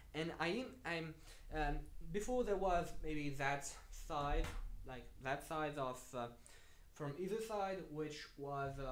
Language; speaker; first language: English; non-native, fluent; French